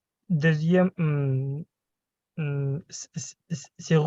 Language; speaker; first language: French; non-native, learner; Russian